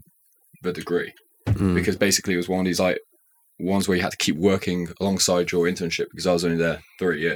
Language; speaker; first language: English; native; English